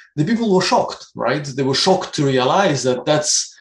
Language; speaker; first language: English; non-native, fluent; Russian